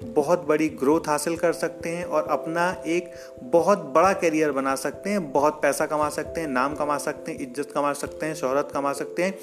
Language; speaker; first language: Hindi; native; Hindi